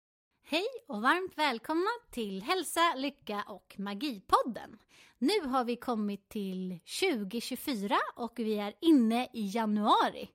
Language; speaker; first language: Swedish; native; Swedish